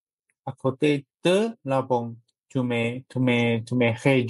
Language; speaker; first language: French; non-native, learner; Chinese